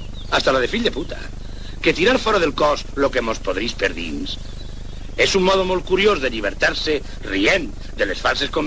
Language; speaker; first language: Catalan; native; Catalan